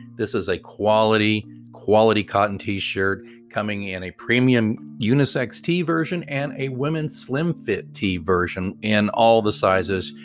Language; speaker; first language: English; native; English